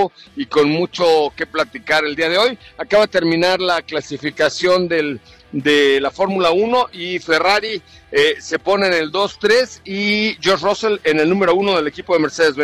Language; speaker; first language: Spanish; native; Spanish